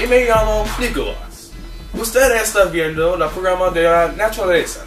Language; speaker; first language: Spanish; non-native, learner; English